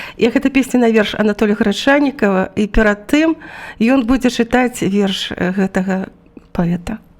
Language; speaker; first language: Belarusian; native; Belarusian